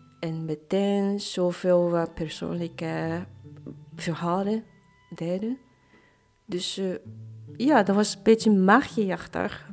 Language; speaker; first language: Dutch; non-native, learner; Japanese